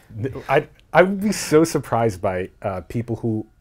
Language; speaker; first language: English; native; English